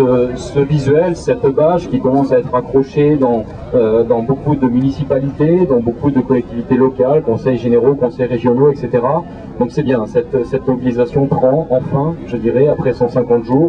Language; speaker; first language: French; native; French